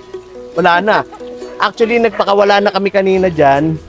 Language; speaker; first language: Filipino; native; Filipino